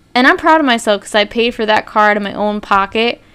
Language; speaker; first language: English; native; English